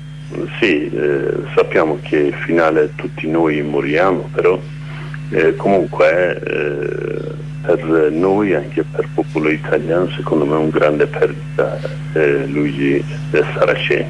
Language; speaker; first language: Italian; non-native, fluent; Kurdish